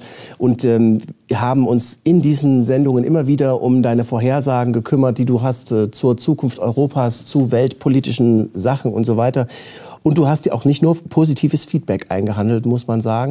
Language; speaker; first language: German; native; German